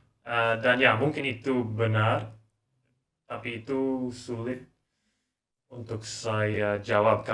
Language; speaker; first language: Indonesian; non-native, learner; English